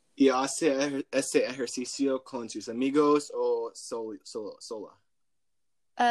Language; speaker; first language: Spanish; non-native, learner; English